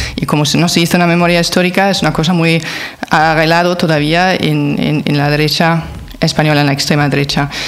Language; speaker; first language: Spanish; non-native, fluent; German